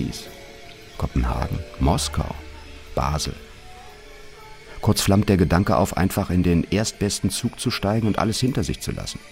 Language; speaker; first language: German; native; German